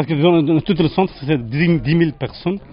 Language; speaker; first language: French; non-native, learner; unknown